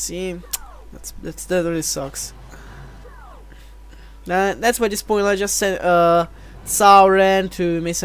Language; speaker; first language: English; non-native, fluent; Italian